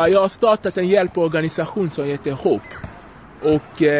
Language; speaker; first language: Swedish; non-native, fluent; French